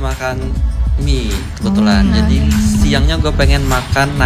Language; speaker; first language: Indonesian; native; Indonesian